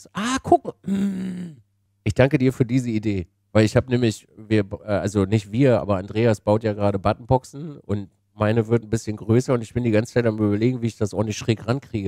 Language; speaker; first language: German; native; German